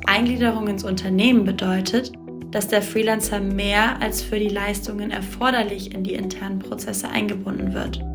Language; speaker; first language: German; native; German